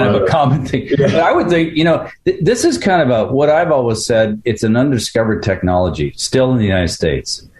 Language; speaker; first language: English; early bilingual, other home language; Ukrainian